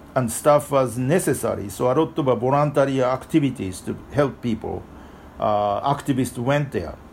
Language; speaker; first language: English; non-native, fluent; Japanese